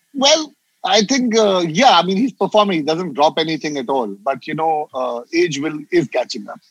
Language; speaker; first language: English; non-native, local second language; Hindi